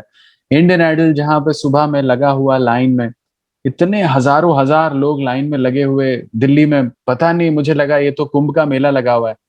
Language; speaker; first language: Hindi; native; Hindi